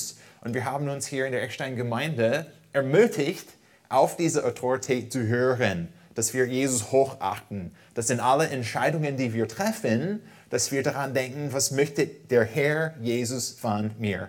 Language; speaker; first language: German; non-native, fluent; English